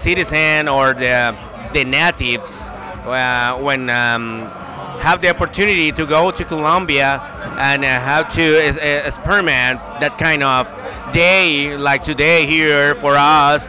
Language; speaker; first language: English; non-native, learner; Spanish